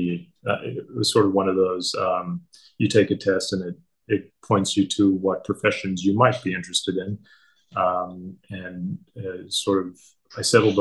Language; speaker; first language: English; native; English